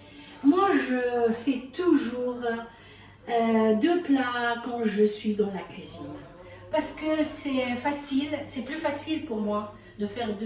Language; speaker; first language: French; non-native, fluent; Arabic